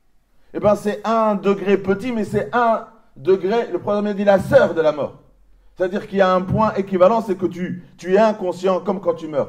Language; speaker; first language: French; native; French